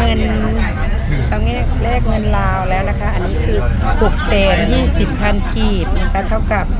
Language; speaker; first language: Thai; native; Thai